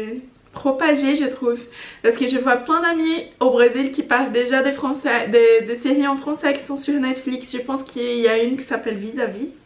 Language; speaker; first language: French; non-native, fluent; Portuguese